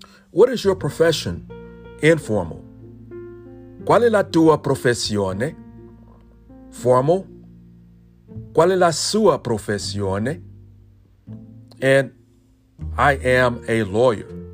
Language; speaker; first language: Italian; non-native, learner; English